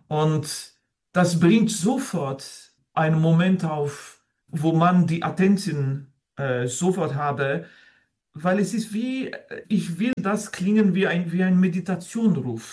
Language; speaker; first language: German; non-native, fluent; French